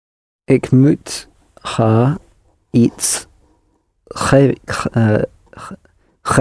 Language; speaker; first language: Dutch; non-native, learner; English